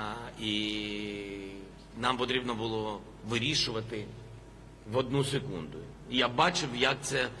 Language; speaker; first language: Ukrainian; non-native, local second language; Russian